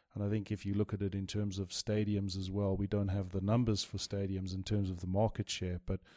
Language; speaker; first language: English; native; English